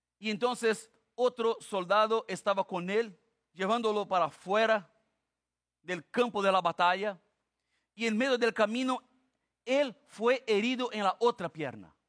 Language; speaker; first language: Spanish; non-native, fluent; Portuguese